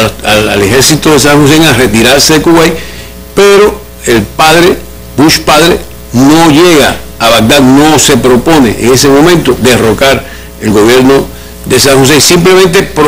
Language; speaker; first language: Spanish; native; Spanish